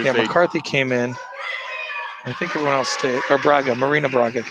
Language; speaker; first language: English; native; English